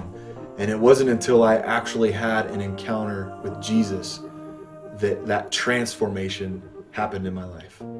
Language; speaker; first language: English; native; English